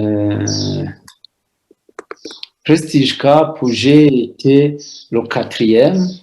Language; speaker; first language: French; non-native, local second language; Rundi